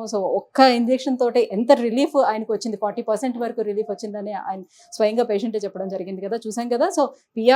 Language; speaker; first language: Telugu; native; Telugu